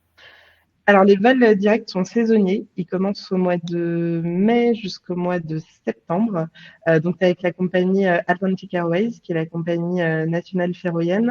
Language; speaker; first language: French; native; French